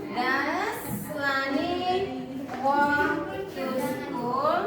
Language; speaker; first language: English; non-native, learner; Indonesian